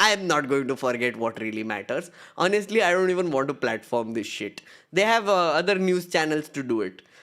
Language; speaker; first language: English; non-native, local second language; Hindi